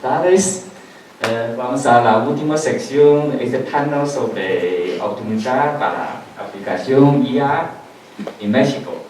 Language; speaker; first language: Spanish; non-native, learner; Chinese